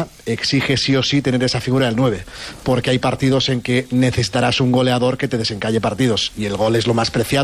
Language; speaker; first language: Spanish; native; Spanish